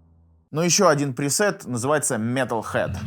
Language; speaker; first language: Russian; native; Russian